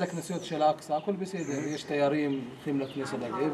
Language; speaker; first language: Hebrew; non-native, local second language; Arabic